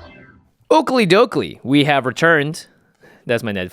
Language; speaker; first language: English; native; English